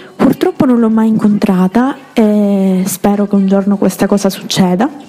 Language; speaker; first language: Italian; native; Italian